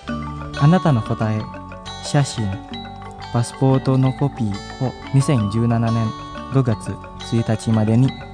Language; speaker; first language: Japanese; non-native, learner; Indonesian